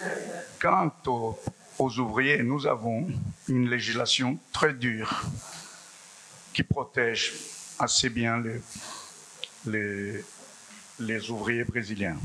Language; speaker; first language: French; non-native, fluent; Portuguese